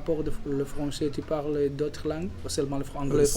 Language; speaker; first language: French; non-native, learner; Portuguese